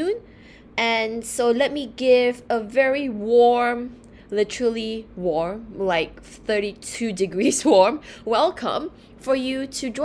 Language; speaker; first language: English; native; English